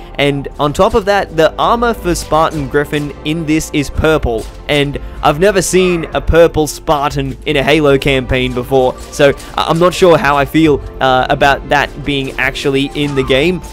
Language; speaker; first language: English; native; English